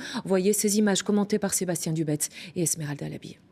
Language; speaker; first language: French; native; French